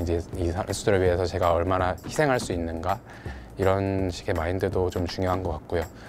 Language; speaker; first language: Korean; early bilingual, heritage; Korean